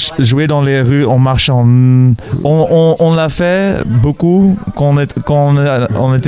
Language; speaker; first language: French; non-native, fluent; Dutch